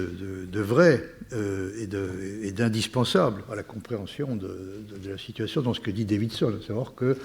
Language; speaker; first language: French; native; French